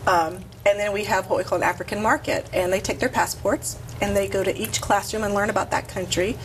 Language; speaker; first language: English; native; English